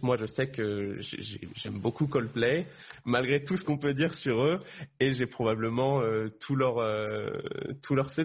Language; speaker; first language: French; native; French